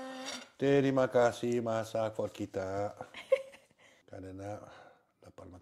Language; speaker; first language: Indonesian; non-native, learner; French